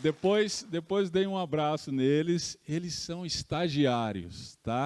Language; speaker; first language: Portuguese; native; Portuguese